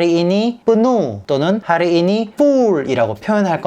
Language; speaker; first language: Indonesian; non-native, fluent; Korean